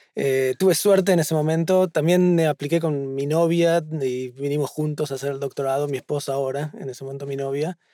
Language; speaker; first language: Spanish; native; Spanish